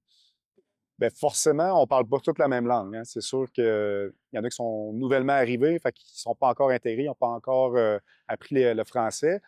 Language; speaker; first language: French; native; French